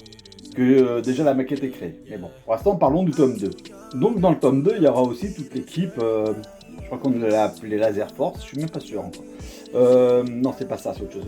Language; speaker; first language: French; native; French